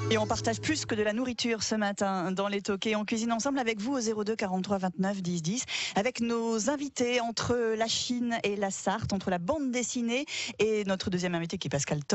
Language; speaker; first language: French; native; French